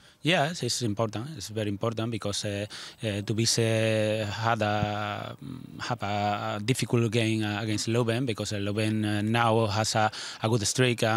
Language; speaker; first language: English; non-native, learner; Spanish